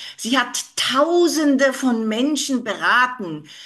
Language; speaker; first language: German; native; German